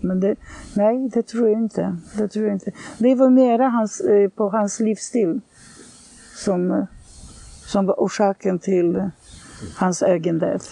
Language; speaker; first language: Swedish; non-native, fluent; Polish